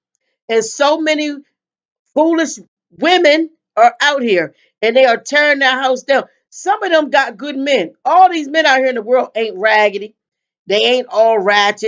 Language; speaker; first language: English; native; English